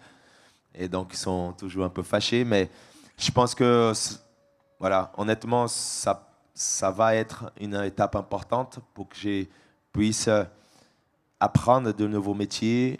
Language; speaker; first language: French; non-native, fluent; Portuguese